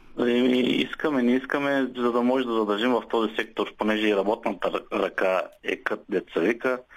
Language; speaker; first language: Bulgarian; native; Bulgarian